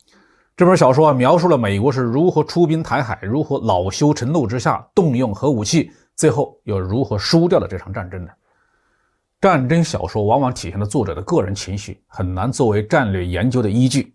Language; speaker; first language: Chinese; native; Chinese